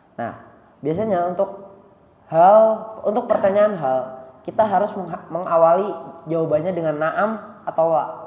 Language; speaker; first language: Indonesian; native; Indonesian